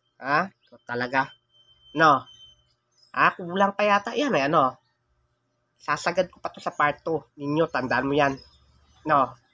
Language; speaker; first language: Filipino; non-native, local second language; Cebuano